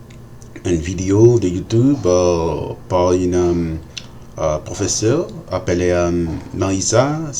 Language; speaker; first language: French; non-native, learner; English